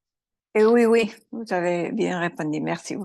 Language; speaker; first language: French; non-native, fluent; Spanish